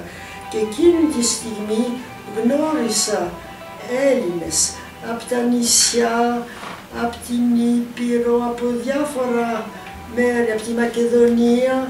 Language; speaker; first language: Greek; early bilingual, heritage; Greek